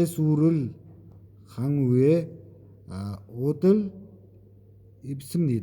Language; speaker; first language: Korean; non-native, learner; Mongolian